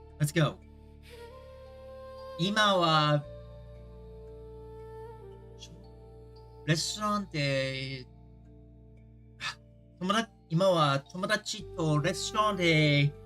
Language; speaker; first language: Japanese; non-native, learner; English